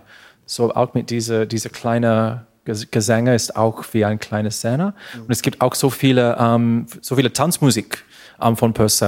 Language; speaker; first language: German; non-native, learner; English